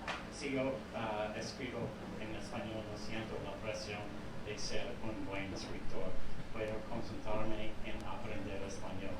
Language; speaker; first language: Spanish; non-native, fluent; English